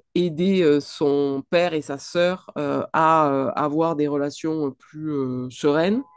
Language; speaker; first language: French; native; French